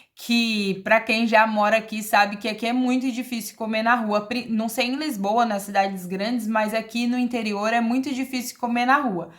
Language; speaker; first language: Portuguese; native; Portuguese